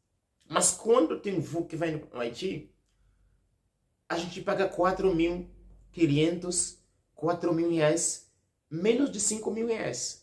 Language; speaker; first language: Portuguese; non-native, learner; Haitian Creole